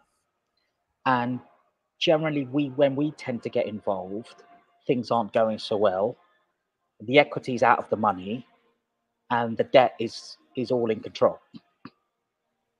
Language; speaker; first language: English; native; English